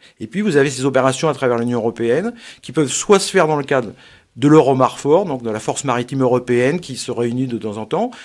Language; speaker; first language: French; native; French